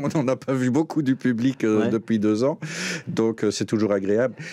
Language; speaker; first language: French; native; French